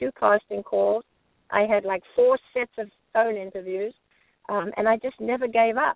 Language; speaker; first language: English; native; English